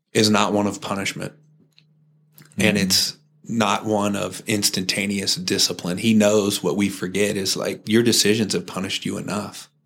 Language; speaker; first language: English; native; English